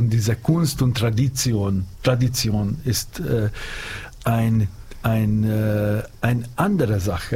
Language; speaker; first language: German; non-native, fluent; Hungarian